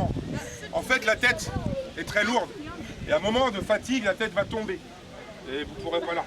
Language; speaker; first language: French; native; French